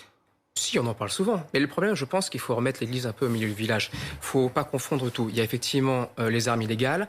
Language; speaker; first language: French; native; French